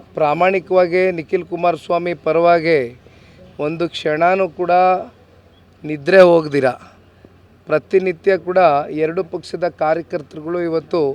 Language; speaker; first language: Kannada; native; Kannada